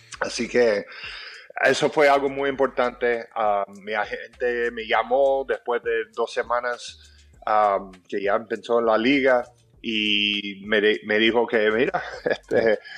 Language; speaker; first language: Spanish; early bilingual, heritage; English